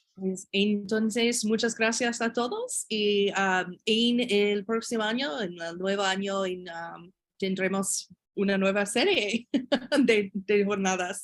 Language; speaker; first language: Spanish; non-native, fluent; English